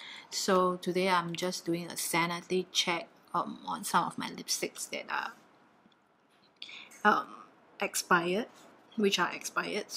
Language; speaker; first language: English; non-native, local second language; Chinese